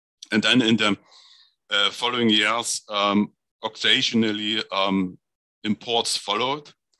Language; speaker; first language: English; non-native, fluent; German